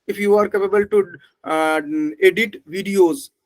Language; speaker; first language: English; non-native, local second language; Hindi